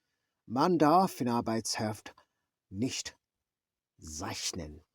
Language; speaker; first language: German; non-native, learner; English